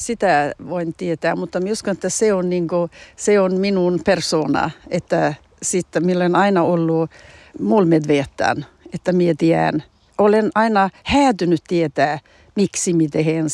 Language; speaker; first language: Finnish; early bilingual, heritage; Finnish